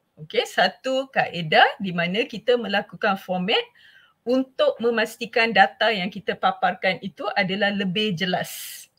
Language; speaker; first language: Malay; non-native, local second language; Tamil